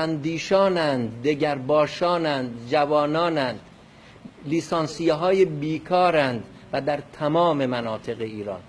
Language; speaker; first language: Persian; non-native, local second language; Kurdish